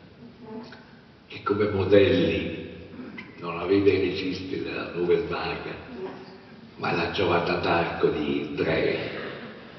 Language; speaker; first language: Italian; native; Italian